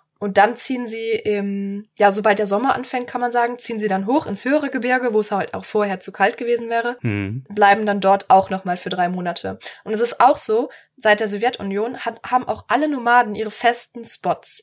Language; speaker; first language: German; native; German